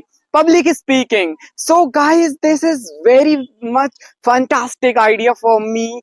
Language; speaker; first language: English; non-native, learner; Hindi